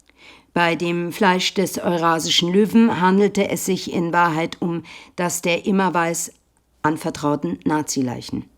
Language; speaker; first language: German; native; German